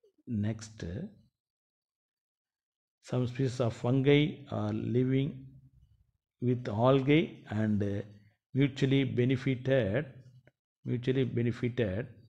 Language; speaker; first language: English; non-native, local second language; Tamil